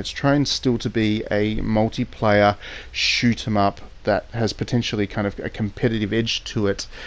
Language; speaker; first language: English; native; English